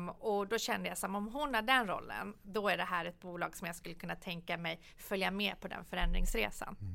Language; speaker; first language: Swedish; early bilingual, other home language; Persian